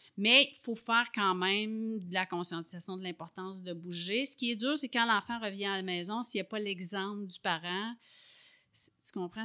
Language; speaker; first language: French; native; French